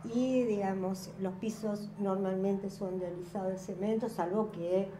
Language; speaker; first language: Spanish; native; Spanish